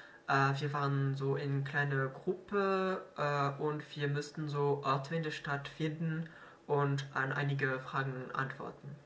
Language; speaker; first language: German; non-native, fluent; French